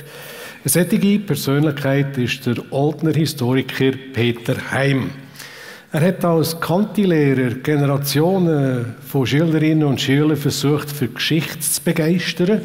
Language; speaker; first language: German; native; German